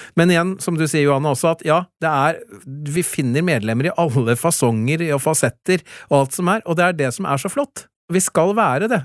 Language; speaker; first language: Norwegian; native; Norwegian